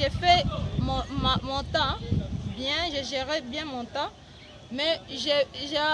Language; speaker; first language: French; non-native, learner; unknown